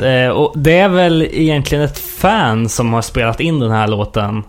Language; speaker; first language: Swedish; native; Swedish